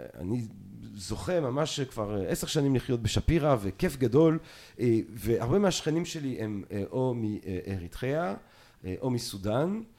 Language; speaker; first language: Hebrew; early bilingual, other home language; French